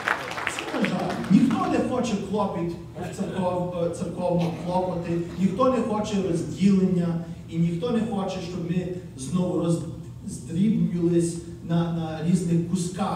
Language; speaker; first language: Ukrainian; early bilingual, heritage; Ukrainian